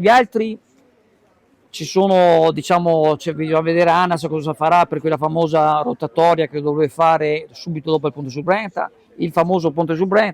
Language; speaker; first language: Italian; native; Italian